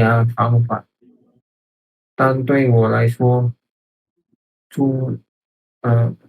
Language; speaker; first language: Chinese; non-native, learner; Indonesian